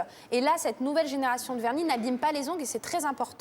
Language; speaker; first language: French; native; French